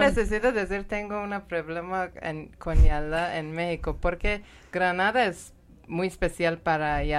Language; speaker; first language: Spanish; non-native, learner; Persian